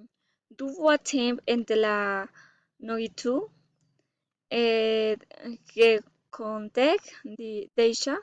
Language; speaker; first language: French; non-native, learner; Spanish